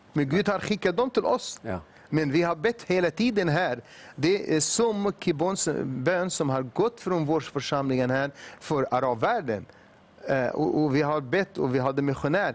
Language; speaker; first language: Swedish; non-native, fluent; Arabic